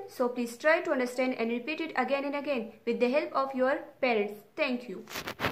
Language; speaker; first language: English; non-native, local second language; Pashto